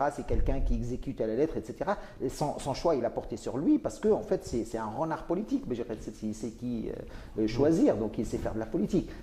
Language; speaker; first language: French; non-native, local second language; Arabic